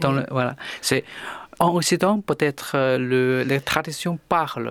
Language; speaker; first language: French; non-native, learner; Chinese